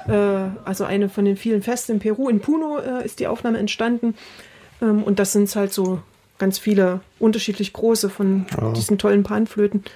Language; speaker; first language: German; native; German